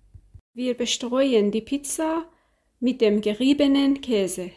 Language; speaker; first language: German; non-native, fluent; Persian